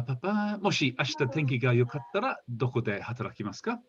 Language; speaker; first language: Japanese; non-native, fluent; English